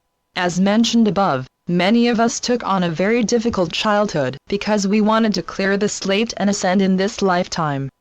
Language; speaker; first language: English; native; English